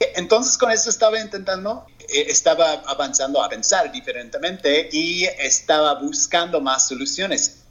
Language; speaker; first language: Spanish; non-native, learner; English